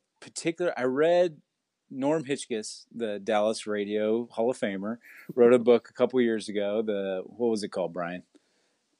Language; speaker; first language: English; native; English